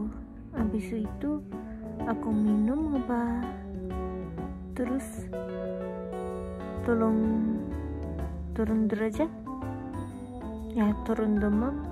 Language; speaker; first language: Indonesian; non-native, learner; Japanese